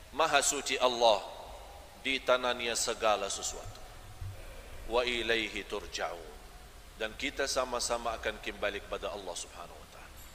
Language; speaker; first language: Malay; non-native, fluent; Arabic